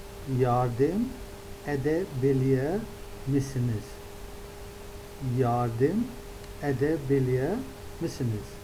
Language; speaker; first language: Turkish; non-native, learner; English